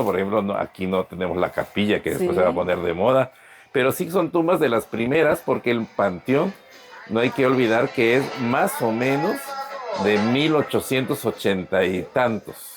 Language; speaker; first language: Spanish; native; Spanish